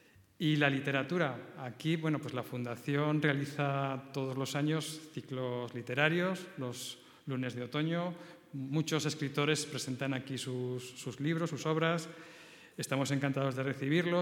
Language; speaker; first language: Spanish; native; Spanish